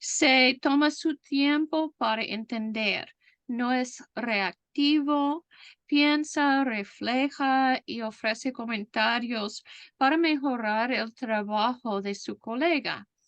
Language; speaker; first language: Spanish; non-native, fluent; English